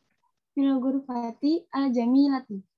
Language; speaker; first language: Arabic; non-native, learner; Indonesian